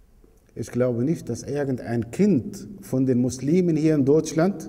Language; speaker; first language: German; non-native, fluent; Arabic